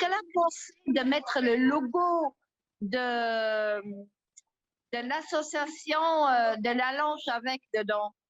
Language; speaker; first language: French; non-native, local second language; Luxembourgish